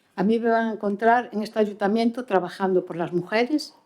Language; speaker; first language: Spanish; native; Spanish